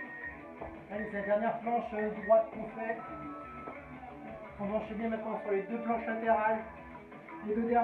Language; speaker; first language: French; native; French